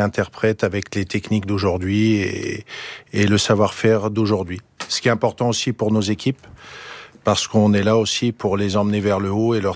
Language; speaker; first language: French; native; French